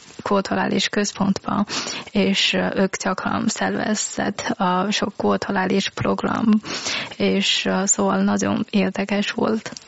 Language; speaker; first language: Hungarian; non-native, learner; Chinese